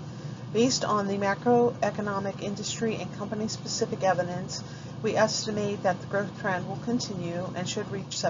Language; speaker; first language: English; native; English